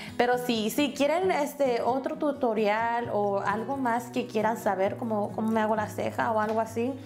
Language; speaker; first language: Spanish; early bilingual, heritage; Spanish